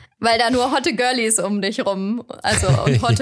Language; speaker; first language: German; native; German